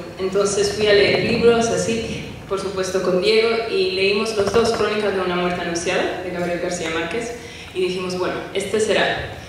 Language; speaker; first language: Spanish; non-native, fluent; Papiamento